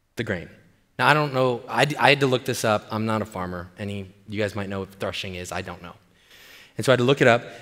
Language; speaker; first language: English; native; English